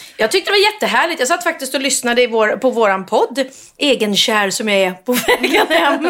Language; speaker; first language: Swedish; native; Swedish